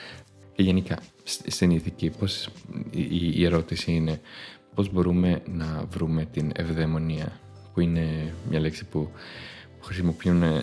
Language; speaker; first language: Greek; non-native, fluent; Spanish